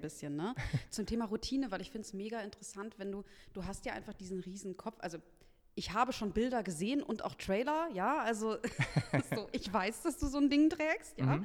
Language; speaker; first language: German; native; German